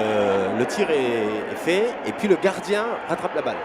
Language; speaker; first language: French; native; French